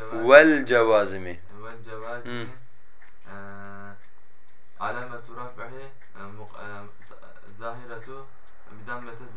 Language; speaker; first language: Arabic; non-native, learner; Turkish